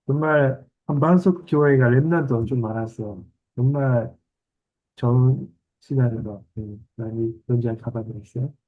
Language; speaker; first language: Korean; non-native, learner; Japanese